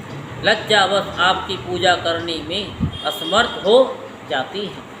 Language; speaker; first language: Hindi; native; Hindi